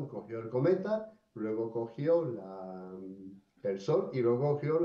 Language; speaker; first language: Spanish; native; Spanish